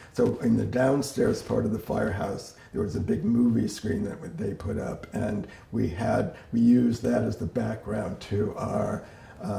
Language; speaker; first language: English; native; English